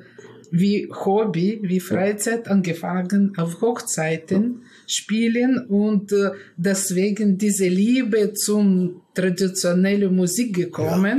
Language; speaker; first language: German; non-native, learner; Russian